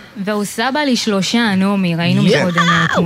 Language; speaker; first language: Hebrew; native; Hebrew